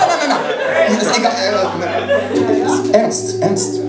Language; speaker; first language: German; non-native, learner; Norwegian